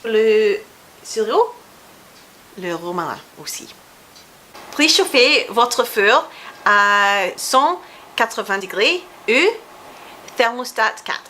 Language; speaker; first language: French; non-native, fluent; English